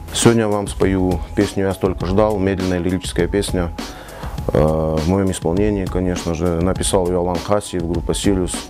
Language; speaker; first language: Russian; non-native, local second language; Ossetic